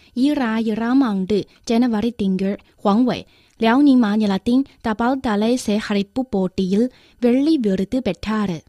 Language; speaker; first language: Tamil; non-native, fluent; Chinese